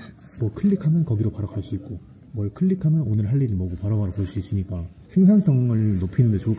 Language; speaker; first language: Korean; native; Korean